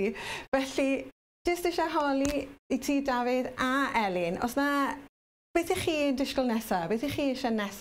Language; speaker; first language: Welsh; native; Welsh